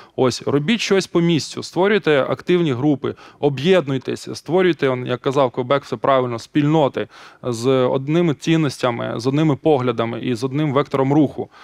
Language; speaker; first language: Ukrainian; non-native, local second language; Russian